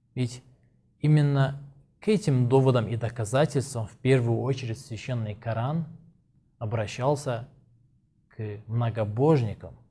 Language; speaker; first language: Russian; non-native, local second language; Azerbaijani